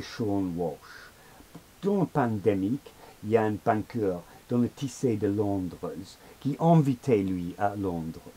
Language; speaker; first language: French; non-native, learner; English